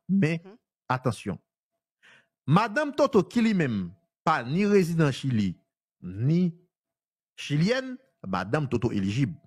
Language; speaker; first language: French; non-native, local second language; Haitian Creole